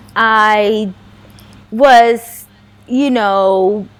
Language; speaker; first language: English; non-native, fluent; Portuguese